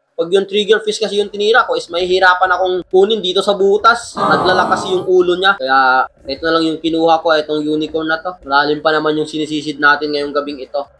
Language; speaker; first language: Filipino; non-native, local second language; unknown